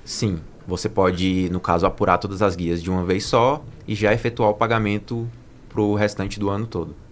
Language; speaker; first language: Portuguese; native; Portuguese